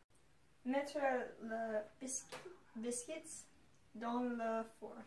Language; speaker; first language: French; non-native, learner; English